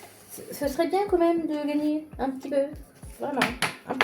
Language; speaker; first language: French; native; French